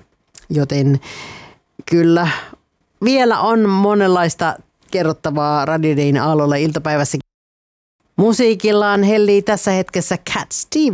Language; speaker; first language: Finnish; native; Finnish